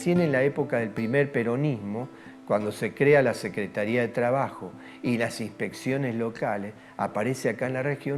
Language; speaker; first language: Spanish; native; Spanish